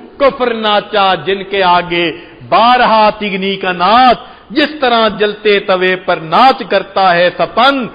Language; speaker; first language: Urdu; non-native, local second language; Punjabi